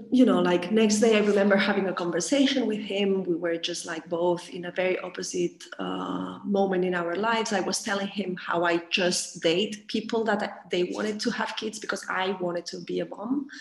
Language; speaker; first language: English; non-native, fluent; Catalan